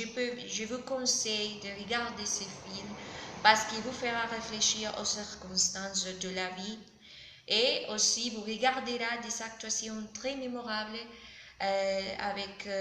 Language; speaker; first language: French; non-native, learner; Spanish